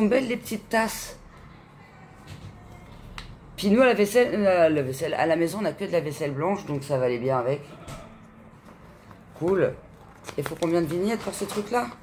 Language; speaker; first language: French; native; French